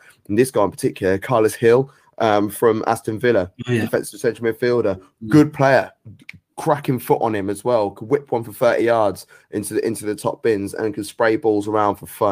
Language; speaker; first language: English; native; English